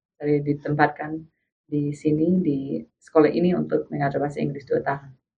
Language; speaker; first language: Indonesian; non-native, fluent; English